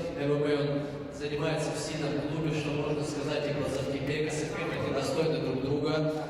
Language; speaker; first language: Russian; native; Russian